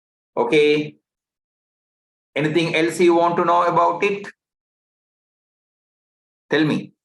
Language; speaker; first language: English; non-native, local second language; Tamil